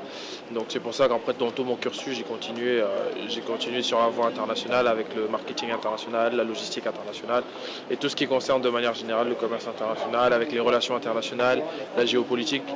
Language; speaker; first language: French; native; French